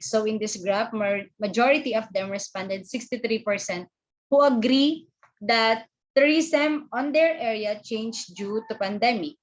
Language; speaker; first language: English; non-native, local second language; Filipino